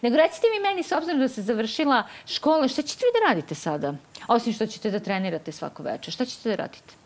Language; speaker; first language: Croatian; native; Croatian